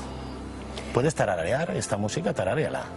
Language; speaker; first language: Spanish; native; Spanish